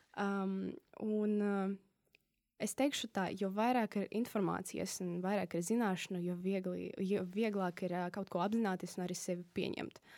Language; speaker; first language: Latvian; non-native, local second language; Russian